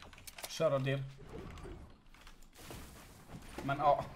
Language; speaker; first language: Swedish; native; Swedish